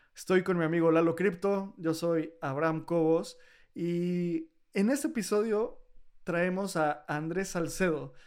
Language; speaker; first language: Spanish; native; Spanish